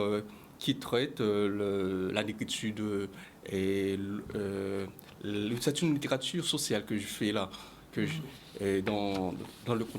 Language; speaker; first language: French; non-native, local second language; Haitian Creole